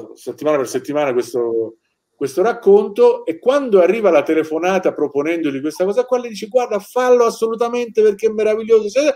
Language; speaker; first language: Italian; non-native, fluent; Persian